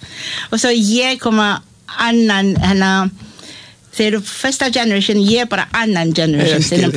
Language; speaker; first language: Icelandic; non-native, fluent; English